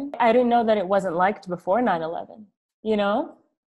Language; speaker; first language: English; early bilingual, other home language; Arabic